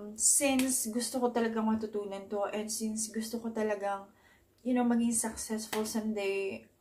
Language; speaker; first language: English; non-native, local second language; Filipino